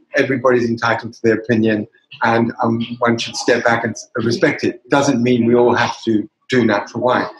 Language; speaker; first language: English; native; English